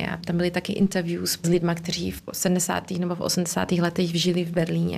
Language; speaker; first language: Czech; early bilingual, heritage; Czech